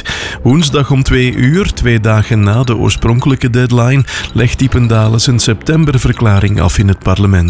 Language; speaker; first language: Dutch; native; Dutch